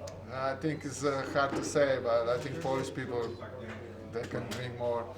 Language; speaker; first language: English; non-native, fluent; Polish